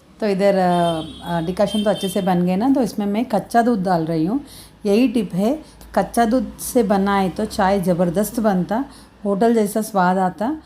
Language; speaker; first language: Hindi; non-native, local second language; Telugu